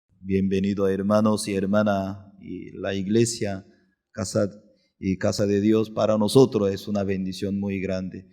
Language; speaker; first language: Spanish; non-native, fluent; Korean